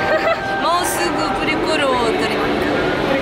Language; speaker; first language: Japanese; non-native, learner; Russian